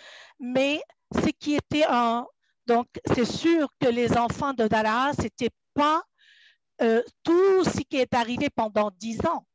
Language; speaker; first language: French; non-native, fluent; Arabic